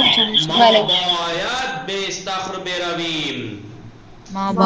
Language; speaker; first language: Persian; non-native, fluent; Urdu